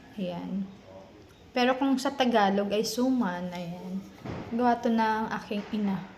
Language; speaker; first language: Filipino; non-native, local second language; Bikol